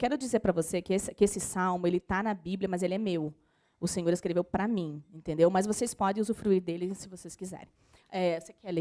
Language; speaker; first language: Portuguese; native; Portuguese